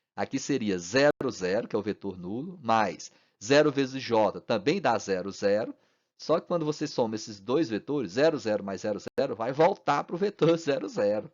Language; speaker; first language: Portuguese; native; Portuguese